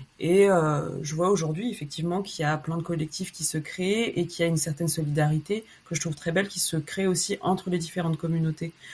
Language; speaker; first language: French; early bilingual, other home language; Chinese